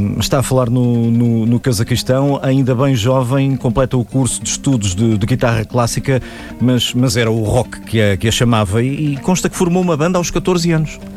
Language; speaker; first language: Portuguese; native; Portuguese